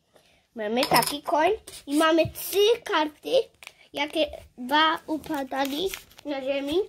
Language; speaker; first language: Polish; early bilingual, heritage; English